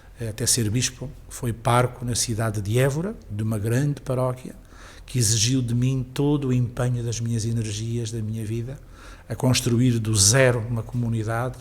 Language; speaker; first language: Portuguese; native; Portuguese